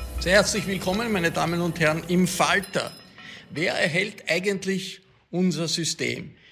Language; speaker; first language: German; native; German